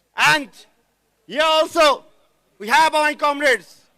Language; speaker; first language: English; non-native, local second language; Bangla